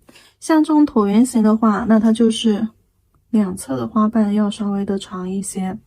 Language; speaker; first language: Chinese; native; Chinese